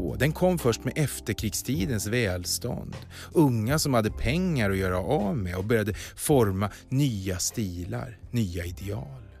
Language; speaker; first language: Swedish; native; Swedish